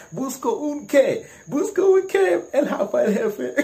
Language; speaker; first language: Spanish; non-native, learner; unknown